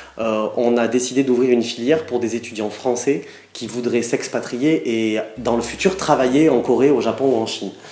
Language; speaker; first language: French; native; French